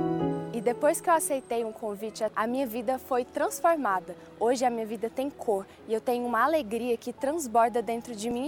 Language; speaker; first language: Portuguese; early bilingual, other home language; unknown